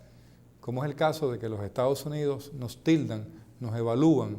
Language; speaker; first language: Spanish; native; Spanish